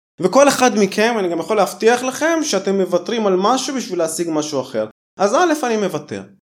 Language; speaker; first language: Hebrew; early bilingual, other home language; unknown